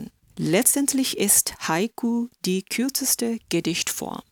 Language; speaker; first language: German; non-native, fluent; Japanese